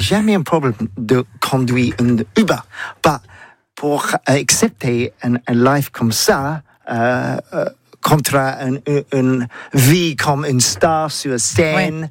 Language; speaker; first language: French; non-native, learner; English